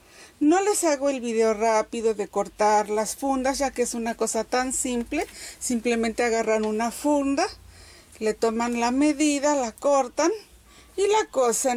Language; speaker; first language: Spanish; native; Spanish